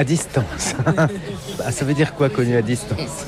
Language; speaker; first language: French; native; French